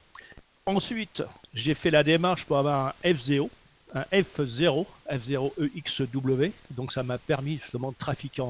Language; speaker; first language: French; native; French